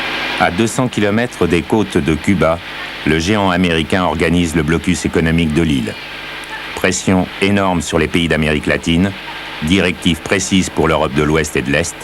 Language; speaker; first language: French; native; French